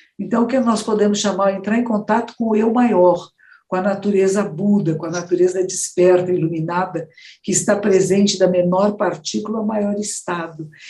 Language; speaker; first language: Portuguese; native; Portuguese